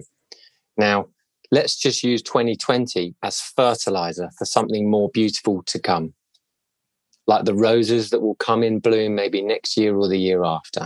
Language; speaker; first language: English; native; English